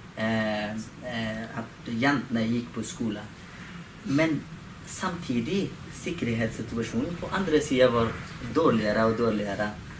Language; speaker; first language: Norwegian; non-native, learner; Persian